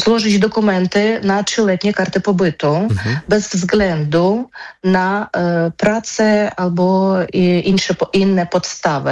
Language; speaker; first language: Polish; non-native, fluent; Ukrainian